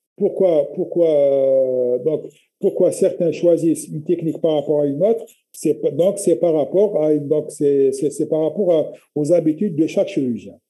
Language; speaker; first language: French; non-native, local second language; Arabic